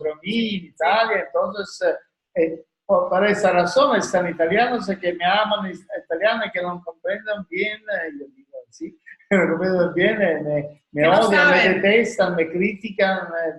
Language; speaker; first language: Spanish; non-native, learner; Italian